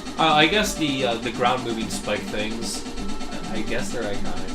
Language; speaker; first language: English; native; English